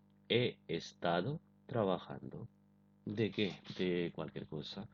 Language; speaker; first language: Spanish; non-native, fluent; Urdu